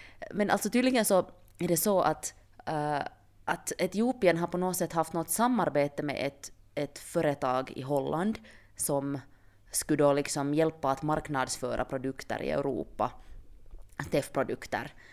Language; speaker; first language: Swedish; native; Swedish